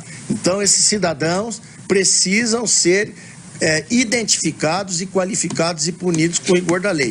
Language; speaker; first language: Portuguese; native; Portuguese